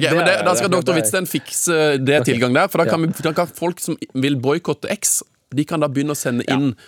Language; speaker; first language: Norwegian; native; Norwegian